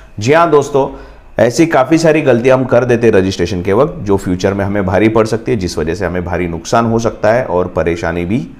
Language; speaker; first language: Hindi; non-native, local second language; Marathi